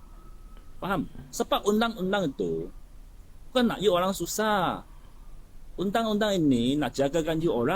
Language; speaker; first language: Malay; non-native, local second language; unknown